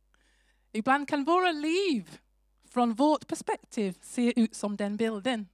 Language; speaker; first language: Swedish; non-native, fluent; English